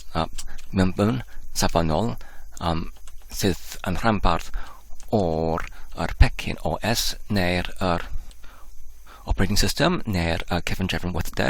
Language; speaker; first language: Welsh; non-native, learner; English